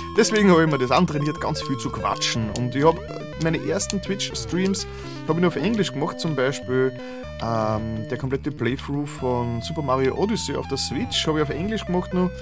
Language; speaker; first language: German; native; German